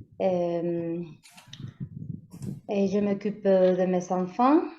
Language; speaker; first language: French; non-native, learner; Spanish